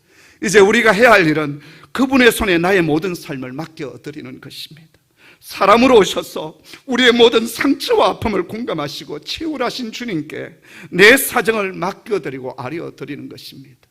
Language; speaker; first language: Korean; native; Korean